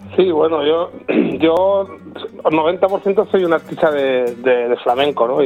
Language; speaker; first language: Spanish; native; Spanish